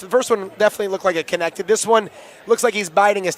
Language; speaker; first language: English; native; English